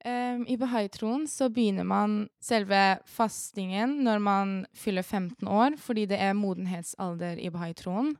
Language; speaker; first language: Norwegian; early bilingual, other home language; Persian